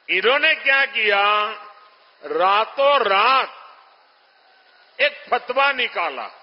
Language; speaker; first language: Hindi; non-native, local second language; Gujarati